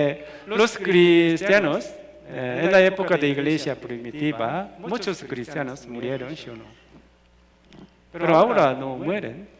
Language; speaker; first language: Spanish; non-native, fluent; Korean